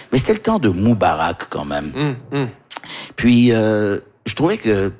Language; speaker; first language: French; early bilingual, heritage; French